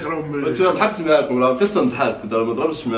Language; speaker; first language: Arabic; native; Arabic